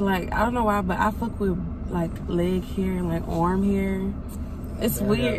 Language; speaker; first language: English; native; English